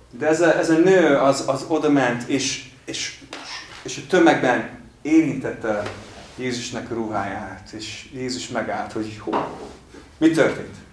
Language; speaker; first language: Hungarian; non-native, fluent; English